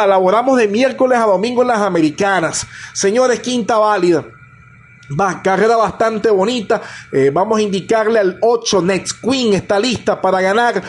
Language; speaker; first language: Spanish; native; Spanish